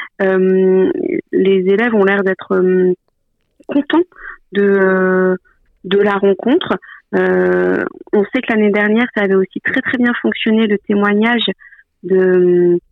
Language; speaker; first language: French; native; French